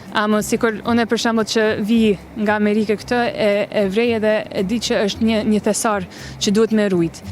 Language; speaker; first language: Albanian; early bilingual, other home language; English